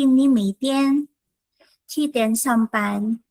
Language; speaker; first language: Chinese; non-native, learner; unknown